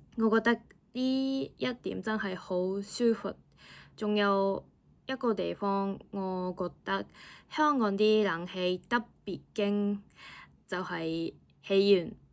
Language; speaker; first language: Cantonese; non-native, fluent; Japanese